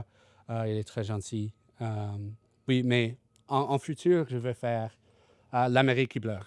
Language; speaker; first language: French; non-native, learner; English